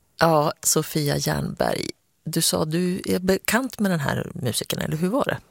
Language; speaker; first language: Swedish; native; Swedish